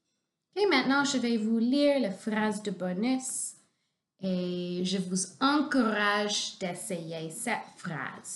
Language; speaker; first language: French; non-native, local second language; English